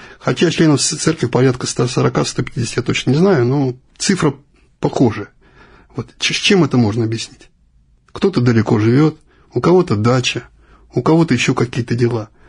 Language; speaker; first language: Russian; native; Russian